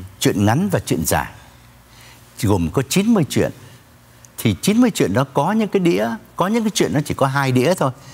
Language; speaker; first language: Vietnamese; native; Vietnamese